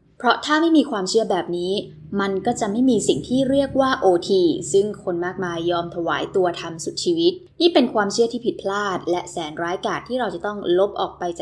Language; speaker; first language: Thai; native; Thai